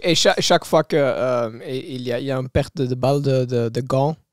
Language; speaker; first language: French; non-native, local second language; Dutch